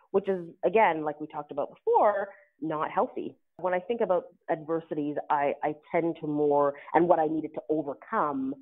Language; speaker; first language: English; native; English